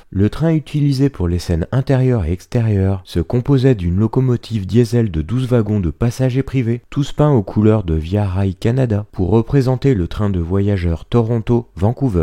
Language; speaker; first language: French; native; French